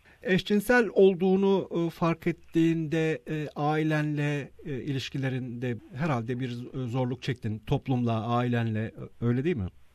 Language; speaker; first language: Turkish; native; Turkish